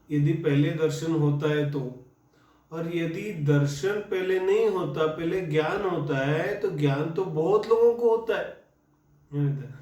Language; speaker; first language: Hindi; non-native, local second language; Kannada